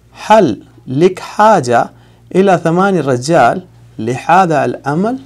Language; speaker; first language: Arabic; non-native, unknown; Urdu